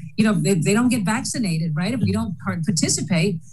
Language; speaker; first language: English; native; English